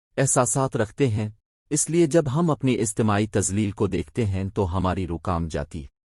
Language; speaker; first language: Urdu; non-native, local second language; Baluchi